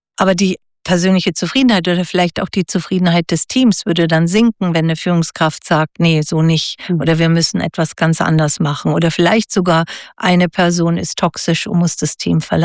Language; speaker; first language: German; native; German